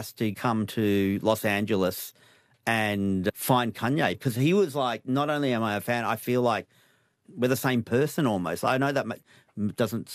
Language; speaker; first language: English; native; English